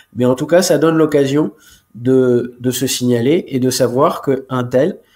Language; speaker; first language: French; native; French